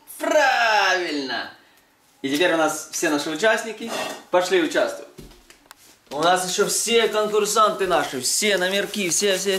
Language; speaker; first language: Russian; native; Russian